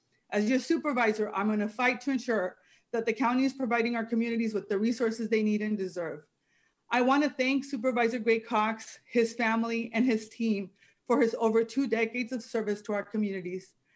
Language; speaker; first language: English; non-native, fluent; Spanish